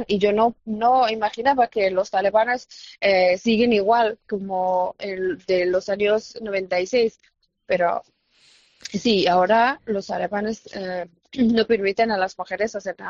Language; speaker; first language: Spanish; non-native, fluent; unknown